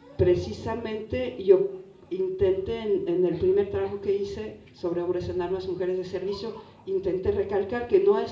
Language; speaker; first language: Spanish; non-native, fluent; French